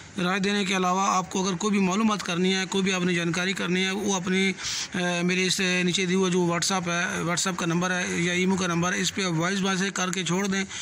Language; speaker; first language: Hindi; non-native, local second language; Punjabi